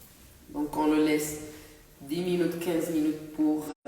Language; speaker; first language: French; non-native, local second language; Arabic